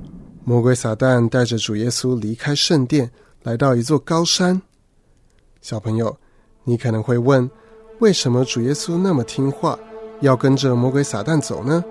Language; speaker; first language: Chinese; native; Chinese